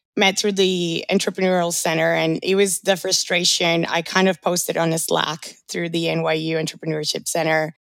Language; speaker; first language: English; early bilingual, other home language; Spanish